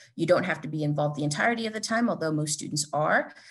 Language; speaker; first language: English; native; English